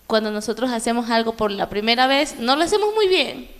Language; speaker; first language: Spanish; native; Spanish